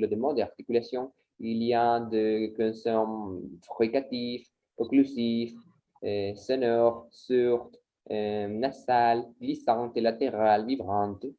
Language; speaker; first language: French; non-native, learner; Spanish